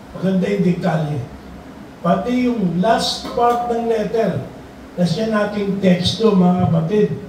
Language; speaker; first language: Filipino; native; Filipino